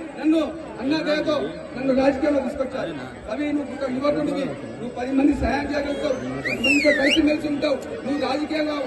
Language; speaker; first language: Telugu; non-native, local second language; Lambadi